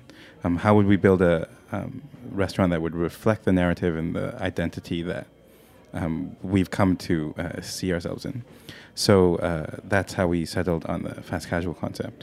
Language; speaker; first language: English; non-native, local second language; Cantonese